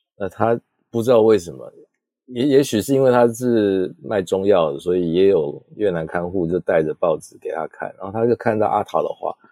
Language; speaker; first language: Chinese; native; Chinese